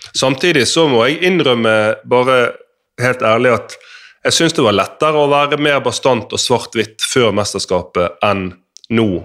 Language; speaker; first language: Norwegian; native; Norwegian